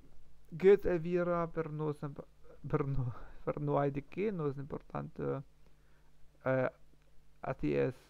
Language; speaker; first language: Spanish; non-native, learner; German